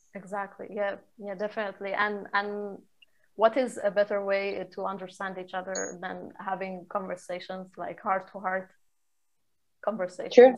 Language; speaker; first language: English; non-native, fluent; Persian